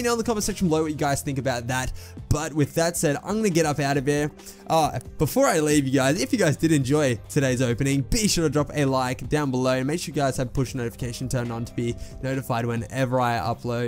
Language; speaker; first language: English; native; English